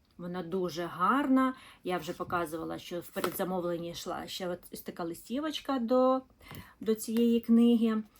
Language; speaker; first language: Ukrainian; non-native, local second language; Russian